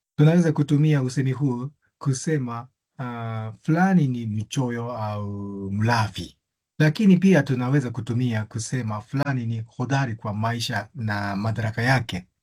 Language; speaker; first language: Swahili; non-native, fluent; Japanese